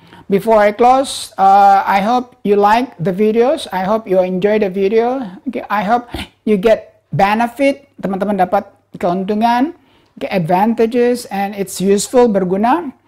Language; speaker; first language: English; non-native, fluent; Indonesian